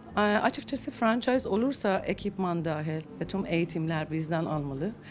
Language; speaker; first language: Turkish; non-native, fluent; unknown